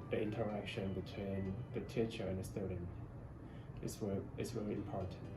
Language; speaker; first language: English; non-native, learner; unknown